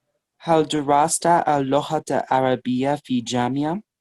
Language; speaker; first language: Arabic; non-native, learner; English